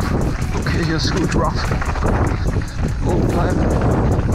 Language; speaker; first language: German; native; German